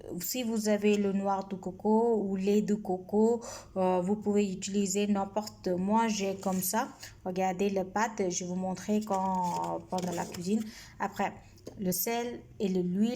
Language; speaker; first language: French; non-native, fluent; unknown